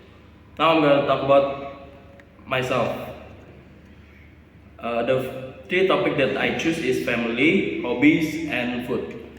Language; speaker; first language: English; non-native, learner; Indonesian